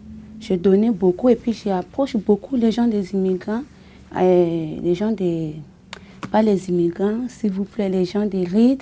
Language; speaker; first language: French; non-native, learner; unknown